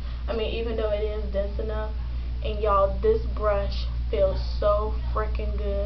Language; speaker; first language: English; native; English